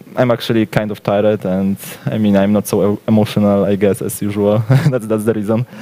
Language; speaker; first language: English; non-native, fluent; Polish